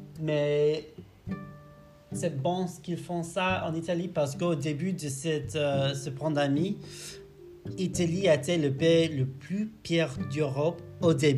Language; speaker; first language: French; non-native, learner; English